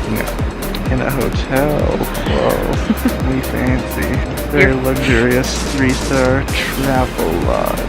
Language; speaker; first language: English; native; English